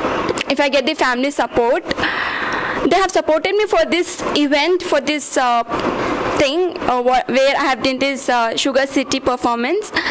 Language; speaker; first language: English; non-native, local second language; Kannada